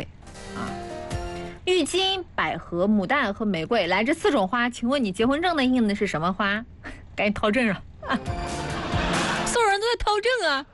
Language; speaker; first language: Chinese; native; Chinese